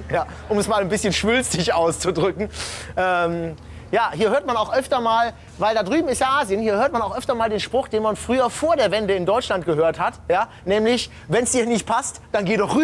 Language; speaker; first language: German; native; German